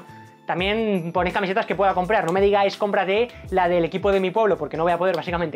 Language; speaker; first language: Spanish; native; Spanish